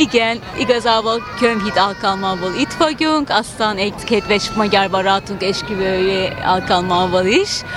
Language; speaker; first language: Hungarian; non-native, fluent; Turkish